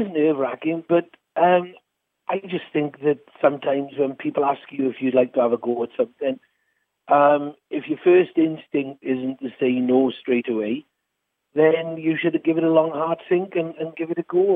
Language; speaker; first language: English; native; English